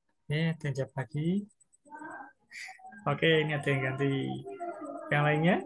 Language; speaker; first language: Indonesian; native; Indonesian